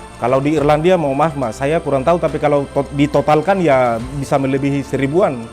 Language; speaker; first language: Indonesian; non-native, local second language; Tetum